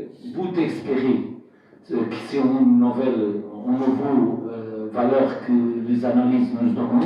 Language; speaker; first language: French; non-native, fluent; Portuguese